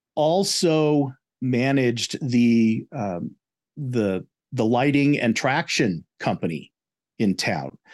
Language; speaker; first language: English; native; English